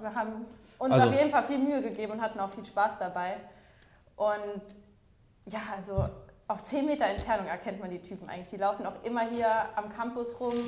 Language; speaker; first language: German; native; German